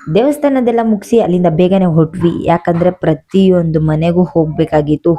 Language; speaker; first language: Kannada; non-native, local second language; Lambadi